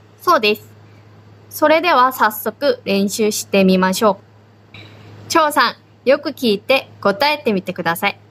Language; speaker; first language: Japanese; non-native, fluent; Korean